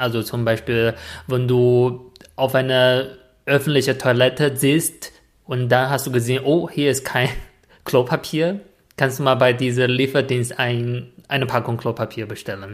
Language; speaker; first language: German; non-native, fluent; Chinese